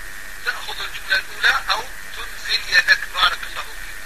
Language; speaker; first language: Arabic; non-native, fluent; French